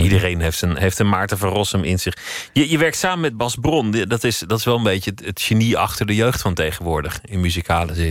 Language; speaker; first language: Dutch; native; Dutch